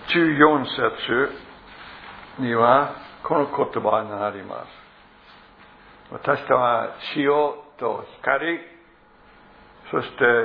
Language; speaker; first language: Japanese; non-native, fluent; English